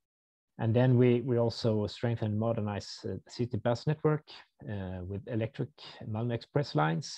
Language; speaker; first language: English; non-native, fluent; Swedish